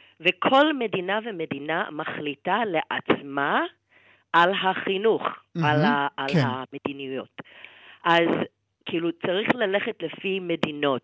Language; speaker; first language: Hebrew; non-native, fluent; English